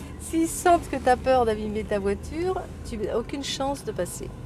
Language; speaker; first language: French; native; French